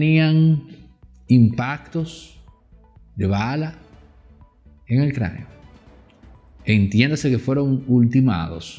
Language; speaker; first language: Spanish; native; Spanish